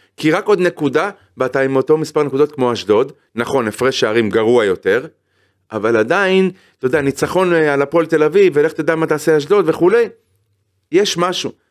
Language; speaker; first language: Hebrew; native; Hebrew